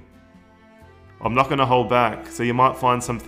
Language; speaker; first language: English; native; English